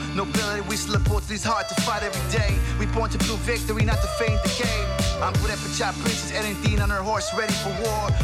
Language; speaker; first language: English; non-native, fluent; Kʼicheʼ